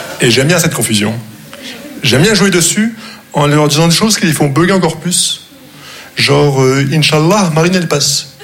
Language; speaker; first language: French; non-native, local second language; Arabic